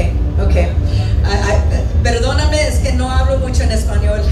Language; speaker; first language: Spanish; early bilingual, heritage; English